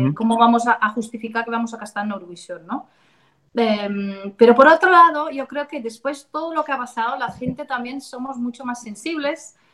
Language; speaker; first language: Spanish; non-native, fluent; Danish